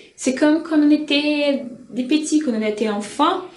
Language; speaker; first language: French; non-native, fluent; Portuguese